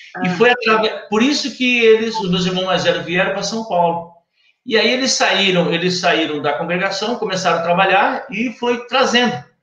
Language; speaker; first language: Portuguese; native; Portuguese